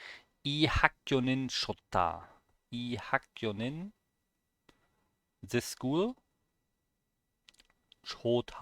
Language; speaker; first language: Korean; non-native, learner; German